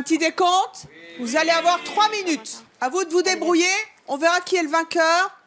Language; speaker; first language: French; native; French